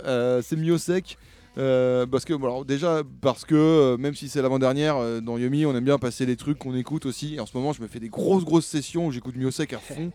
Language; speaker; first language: French; native; French